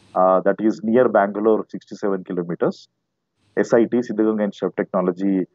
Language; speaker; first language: English; non-native, local second language; Telugu